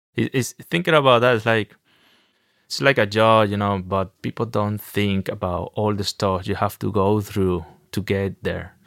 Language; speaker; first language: English; non-native, fluent; Spanish